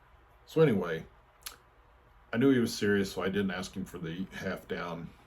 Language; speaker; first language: English; native; English